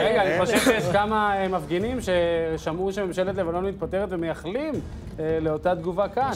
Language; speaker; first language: Hebrew; native; Hebrew